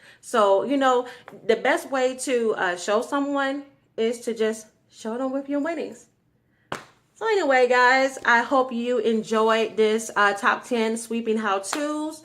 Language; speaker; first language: English; native; English